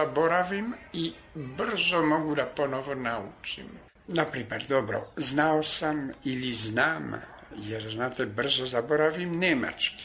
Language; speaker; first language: Serbian; non-native, fluent; French